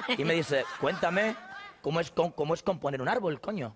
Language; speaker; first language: Spanish; native; Spanish